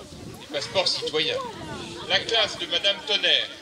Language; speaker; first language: French; native; French